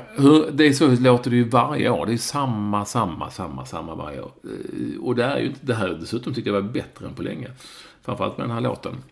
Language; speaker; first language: Swedish; native; Swedish